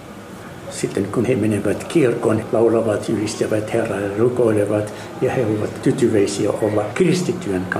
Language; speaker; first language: Finnish; non-native, learner; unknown